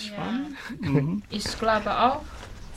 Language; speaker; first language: German; non-native, learner; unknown